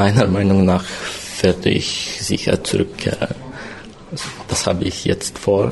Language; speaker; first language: German; non-native, fluent; Romanian